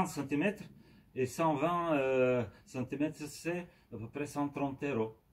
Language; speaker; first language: French; non-native, fluent; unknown